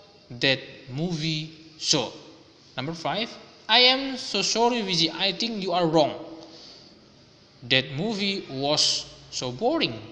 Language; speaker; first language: English; non-native, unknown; Indonesian